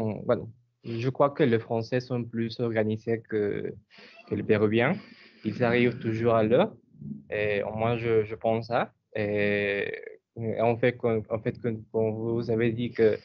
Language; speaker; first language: French; non-native, learner; Spanish